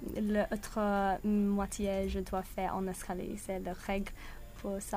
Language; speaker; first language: French; non-native, learner; English